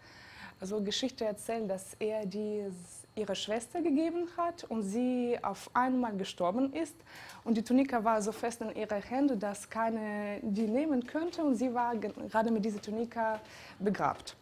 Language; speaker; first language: German; non-native, fluent; Georgian